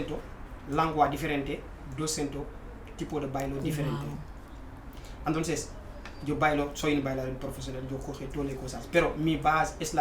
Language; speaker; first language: Spanish; non-native, local second language; Wolof